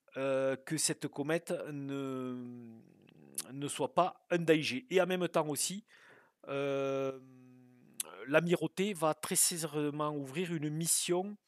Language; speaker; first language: French; native; French